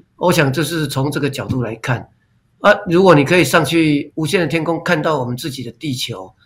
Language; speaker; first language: Chinese; non-native, local second language; Min Nan Chinese